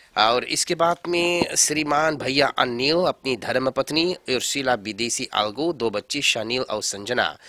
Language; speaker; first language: Hindi; early bilingual, heritage; Hindi